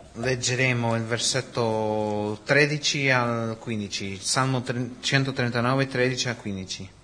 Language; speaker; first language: Italian; non-native, fluent; Spanish